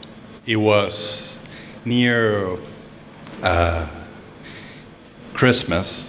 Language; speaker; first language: English; non-native, fluent; Spanish